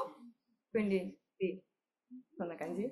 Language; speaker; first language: Italian; non-native, learner; Japanese